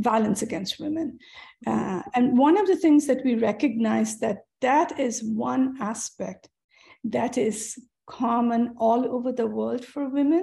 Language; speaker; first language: English; non-native, local second language; Bangla